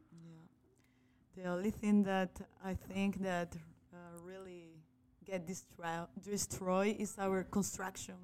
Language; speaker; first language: English; non-native, fluent; Spanish